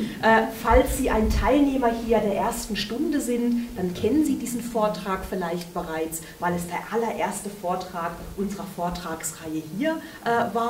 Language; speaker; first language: German; native; German